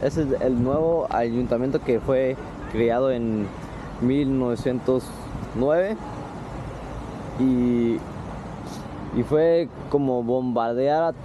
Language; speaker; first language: Spanish; early bilingual, heritage; Spanish